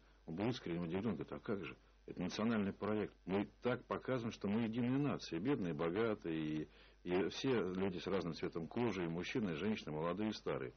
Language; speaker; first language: Russian; native; Russian